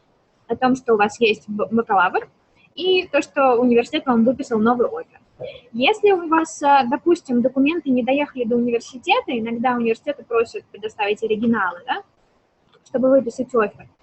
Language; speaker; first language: Russian; native; Russian